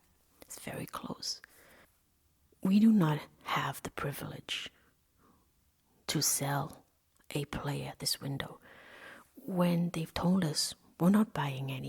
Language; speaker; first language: English; non-native, local second language; Welsh